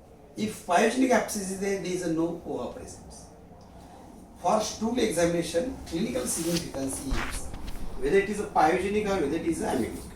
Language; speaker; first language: English; non-native, local second language; Marathi